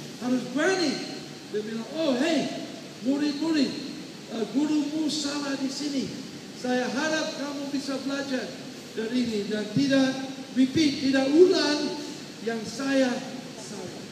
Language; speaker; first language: Indonesian; non-native, learner; English